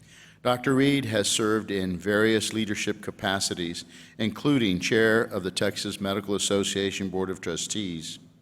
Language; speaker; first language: English; native; English